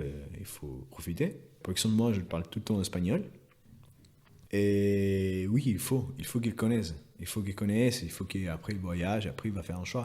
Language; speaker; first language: French; non-native, fluent; Spanish